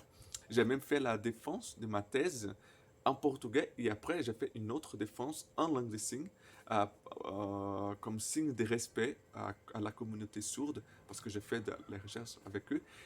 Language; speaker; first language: French; non-native, fluent; Portuguese